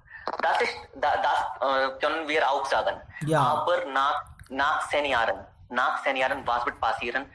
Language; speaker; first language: German; non-native, learner; Hindi